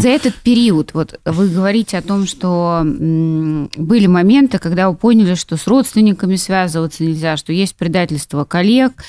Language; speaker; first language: Russian; native; Russian